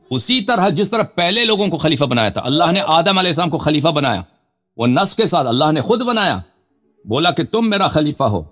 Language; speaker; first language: Urdu; non-native, fluent; Persian